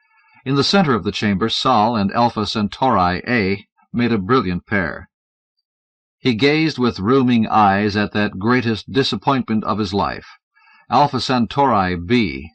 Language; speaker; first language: English; native; English